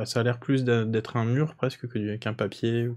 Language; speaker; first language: French; native; French